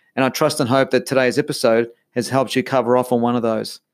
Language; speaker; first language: English; native; English